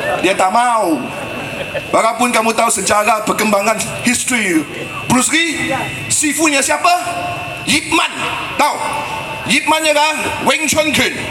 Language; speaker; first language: Malay; non-native, local second language; Chinese